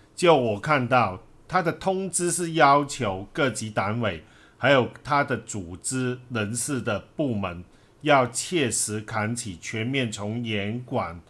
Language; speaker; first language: Chinese; non-native, local second language; Cantonese